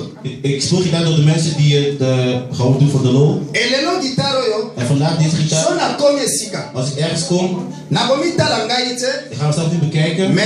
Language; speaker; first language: Dutch; non-native, learner; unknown